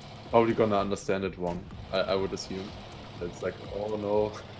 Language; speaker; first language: English; non-native, fluent; German